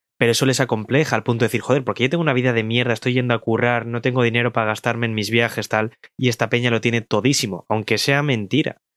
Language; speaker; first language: Spanish; native; Spanish